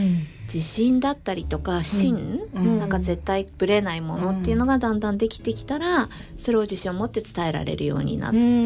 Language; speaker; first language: Japanese; native; Japanese